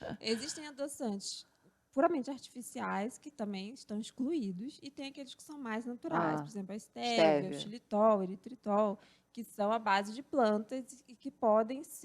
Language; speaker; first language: Portuguese; native; Portuguese